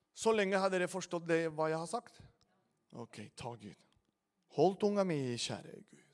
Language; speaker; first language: Norwegian; non-native, fluent; Spanish